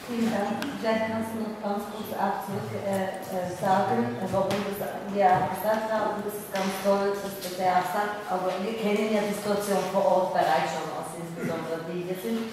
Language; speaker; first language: German; native; German